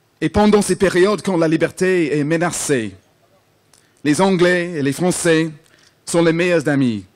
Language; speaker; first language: French; non-native, fluent; English